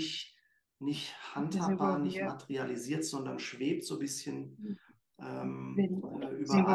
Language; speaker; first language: German; native; German